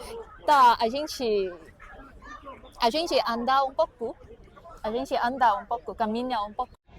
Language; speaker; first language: Portuguese; non-native, fluent; Chinese